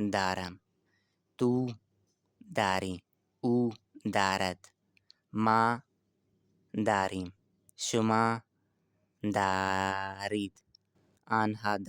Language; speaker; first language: Persian; non-native, fluent; Urdu